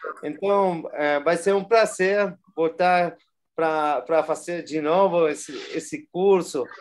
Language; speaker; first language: Portuguese; non-native, fluent; Spanish